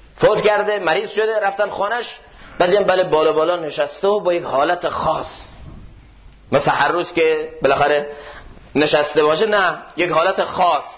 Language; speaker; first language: Persian; native; Persian